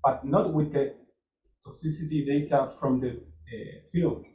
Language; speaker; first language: English; non-native, fluent; Spanish